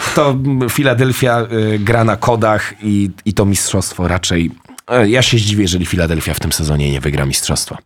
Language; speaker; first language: Polish; native; Polish